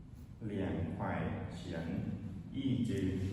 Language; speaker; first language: Chinese; non-native, learner; Thai